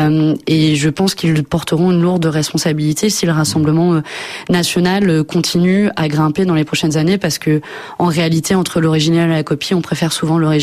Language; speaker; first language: French; native; French